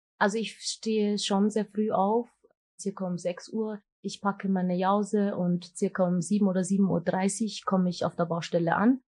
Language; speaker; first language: German; early bilingual, other home language; Turkish